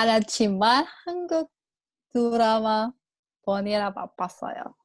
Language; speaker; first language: Korean; non-native, learner; English